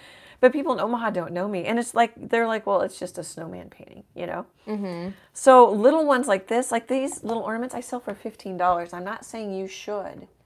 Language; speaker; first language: English; native; English